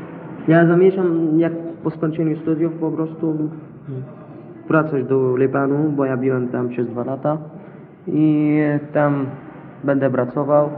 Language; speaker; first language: Polish; non-native, learner; Arabic